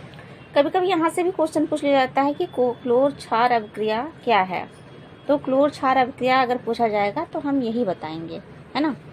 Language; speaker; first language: Hindi; native; Hindi